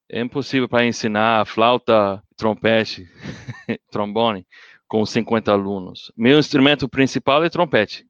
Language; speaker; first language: Portuguese; non-native, learner; English